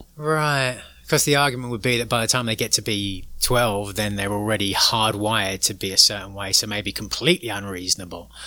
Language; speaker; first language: English; native; English